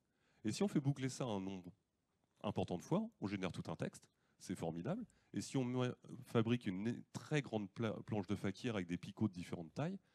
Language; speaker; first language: French; native; French